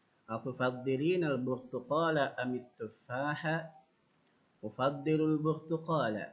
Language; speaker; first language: Arabic; non-native, fluent; Indonesian